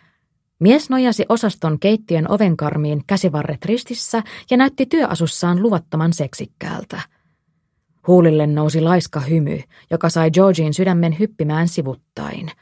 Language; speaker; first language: Finnish; native; Finnish